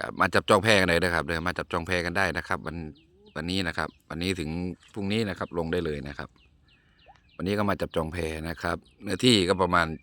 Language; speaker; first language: Thai; non-native, local second language; Lao